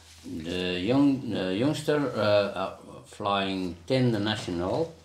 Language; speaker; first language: English; non-native, learner; Dutch